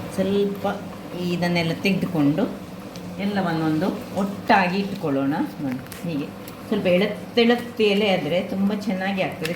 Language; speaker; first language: Kannada; non-native, local second language; Tulu